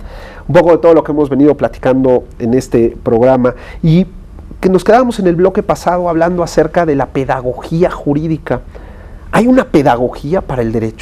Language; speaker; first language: Spanish; native; Spanish